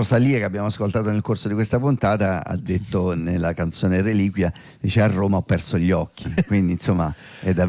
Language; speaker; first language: Italian; native; Italian